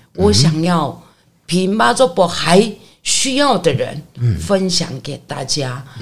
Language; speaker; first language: Chinese; non-native, learner; Korean